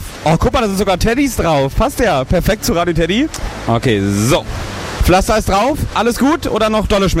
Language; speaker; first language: German; native; German